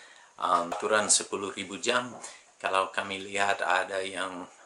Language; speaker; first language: Indonesian; non-native, fluent; English